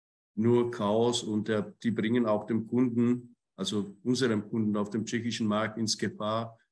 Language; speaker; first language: German; non-native, fluent; Czech